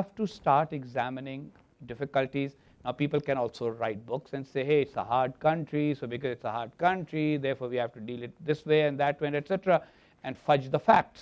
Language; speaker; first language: English; non-native, local second language; Urdu